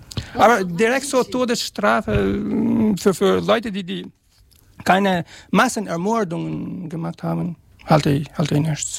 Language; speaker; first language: German; non-native, fluent; Serbian